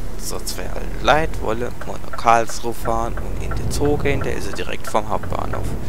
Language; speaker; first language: German; native; German